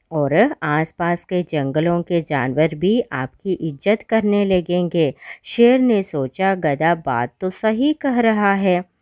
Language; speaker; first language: Hindi; non-native, local second language; Malayalam